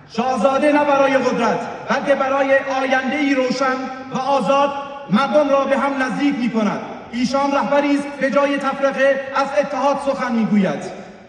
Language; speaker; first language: Persian; non-native, local second language; Kurdish